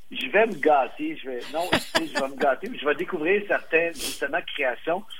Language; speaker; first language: French; native; French